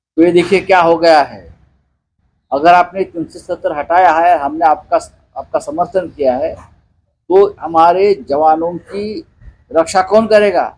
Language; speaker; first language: Hindi; non-native, local second language; Marathi